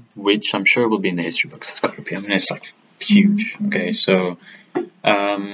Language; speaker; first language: English; non-native, fluent; Italian